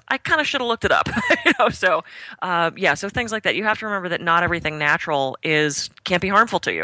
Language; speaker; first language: English; native; English